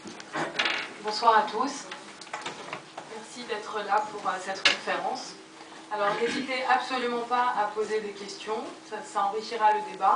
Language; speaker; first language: French; early bilingual, other home language; Persian